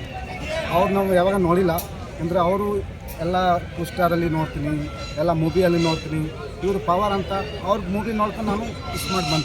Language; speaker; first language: Kannada; non-native, local second language; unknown